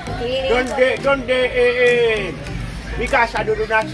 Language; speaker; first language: Spanish; non-native, learner; Haitian Creole